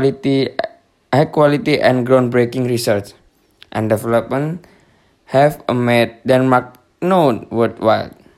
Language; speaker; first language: English; non-native, learner; Indonesian